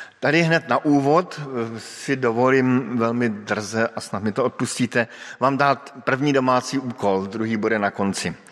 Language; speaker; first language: Czech; native; Czech